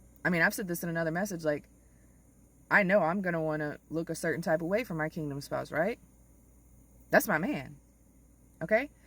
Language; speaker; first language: English; native; English